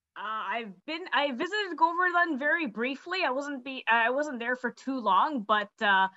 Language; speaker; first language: English; native; English